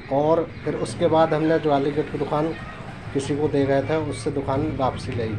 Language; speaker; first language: Hindi; native; Hindi